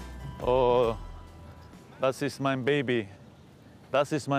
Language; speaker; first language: German; non-native, fluent; Arabic